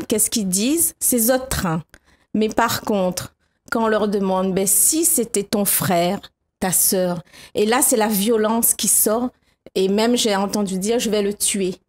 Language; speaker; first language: French; native; French